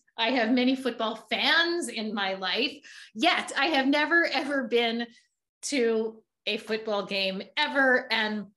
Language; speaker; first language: English; native; English